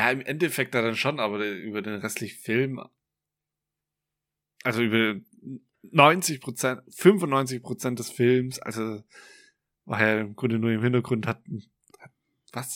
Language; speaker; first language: German; native; German